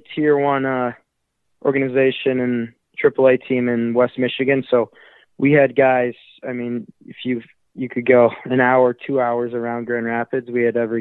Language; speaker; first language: English; native; English